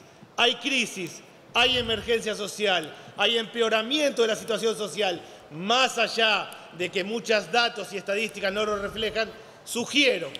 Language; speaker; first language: Spanish; native; Spanish